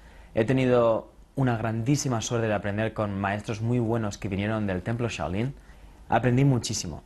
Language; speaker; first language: Spanish; native; Spanish